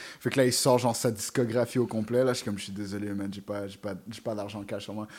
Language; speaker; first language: French; native; French